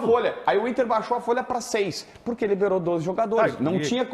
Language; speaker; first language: Portuguese; native; Portuguese